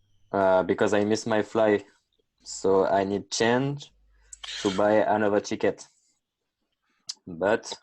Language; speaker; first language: English; non-native, learner; French